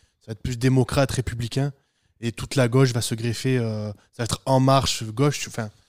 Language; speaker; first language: French; native; French